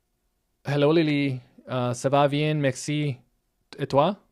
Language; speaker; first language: French; non-native, learner; English